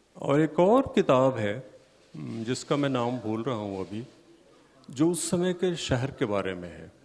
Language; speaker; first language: Hindi; non-native, local second language; Magahi